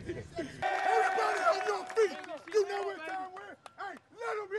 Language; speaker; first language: English; native; English